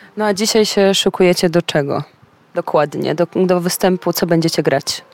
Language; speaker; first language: Polish; native; Polish